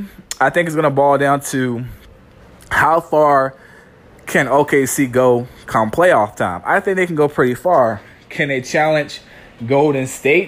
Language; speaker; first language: English; native; English